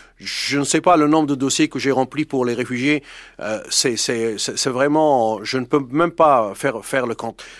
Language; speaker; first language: French; non-native, fluent; Persian